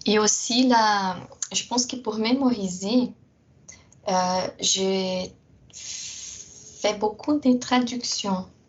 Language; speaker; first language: French; non-native, fluent; Portuguese